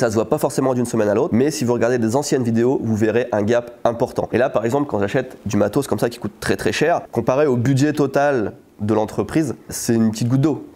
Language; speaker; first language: French; native; French